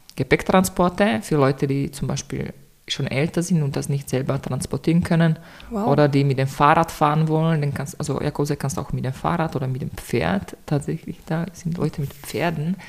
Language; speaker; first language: German; non-native, fluent; Czech